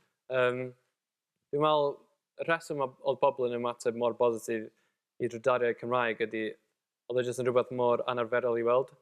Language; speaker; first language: Welsh; native; Welsh